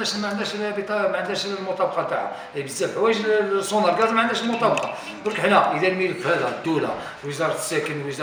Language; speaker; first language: Arabic; native; Arabic